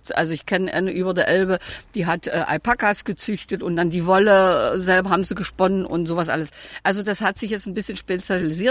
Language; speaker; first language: German; native; German